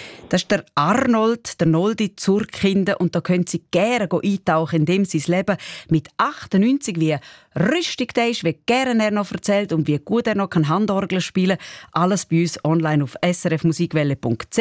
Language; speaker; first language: German; native; German